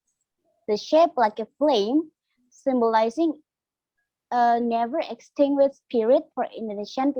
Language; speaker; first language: English; non-native, learner; Indonesian